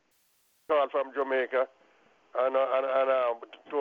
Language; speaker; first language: English; non-native, local second language; Jamaican Creole English